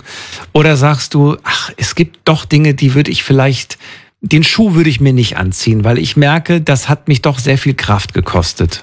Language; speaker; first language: German; native; German